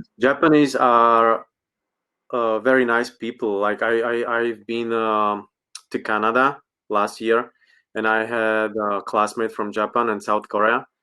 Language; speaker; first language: English; non-native, learner; Slovak